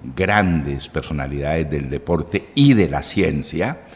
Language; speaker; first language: Spanish; native; Spanish